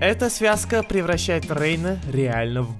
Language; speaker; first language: Russian; native; Russian